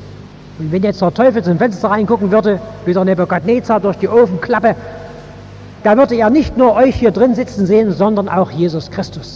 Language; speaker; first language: German; native; German